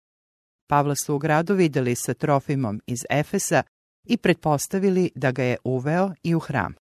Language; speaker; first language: Serbian; native; Serbian